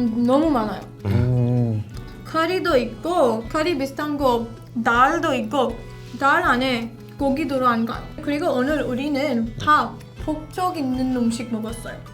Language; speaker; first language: Korean; non-native, fluent; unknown